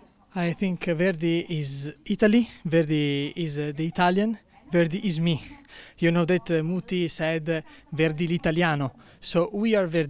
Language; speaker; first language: English; non-native, fluent; Italian